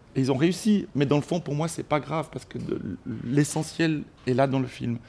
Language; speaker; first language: French; early bilingual, other home language; Spanish